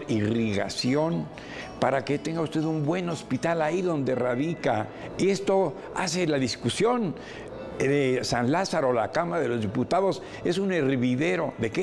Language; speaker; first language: Spanish; native; Spanish